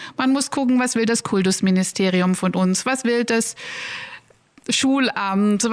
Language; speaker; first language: German; native; German